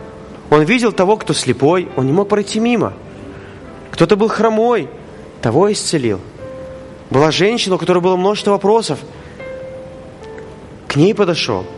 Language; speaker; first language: Russian; native; Russian